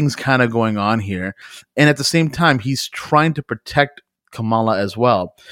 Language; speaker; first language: English; early bilingual, other home language; Urdu